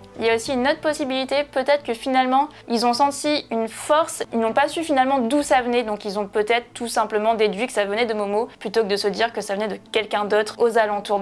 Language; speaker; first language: French; native; French